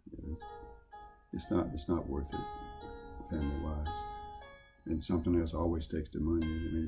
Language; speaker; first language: English; native; English